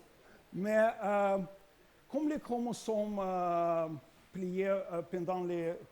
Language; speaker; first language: French; non-native, learner; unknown